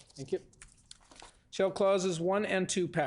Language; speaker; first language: English; native; English